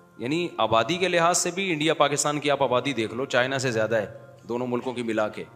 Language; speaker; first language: Urdu; native; Urdu